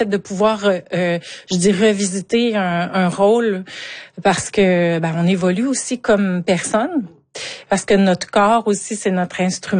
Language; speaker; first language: French; native; French